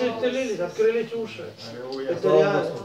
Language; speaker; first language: Russian; native; Russian